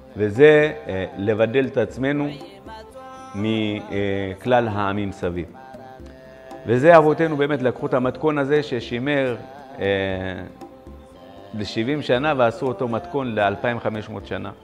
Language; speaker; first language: Hebrew; non-native, fluent; Amharic